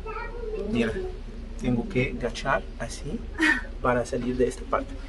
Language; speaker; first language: Spanish; non-native, learner; Arabic